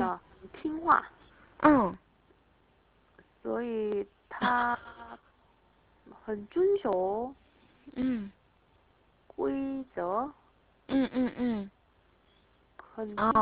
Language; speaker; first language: Chinese; non-native, learner; Korean